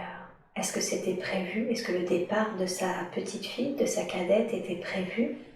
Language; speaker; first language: French; native; French